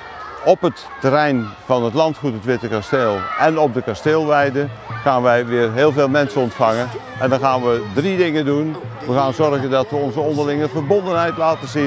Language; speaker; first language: Dutch; native; Dutch